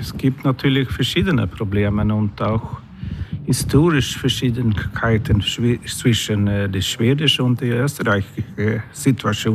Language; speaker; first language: German; non-native, learner; Swedish